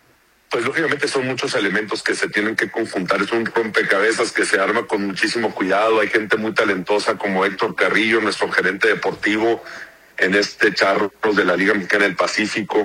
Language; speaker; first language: Spanish; native; Spanish